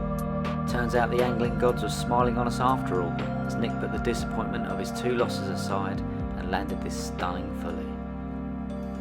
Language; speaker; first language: English; native; English